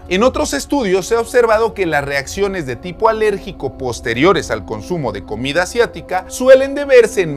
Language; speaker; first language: Spanish; native; Spanish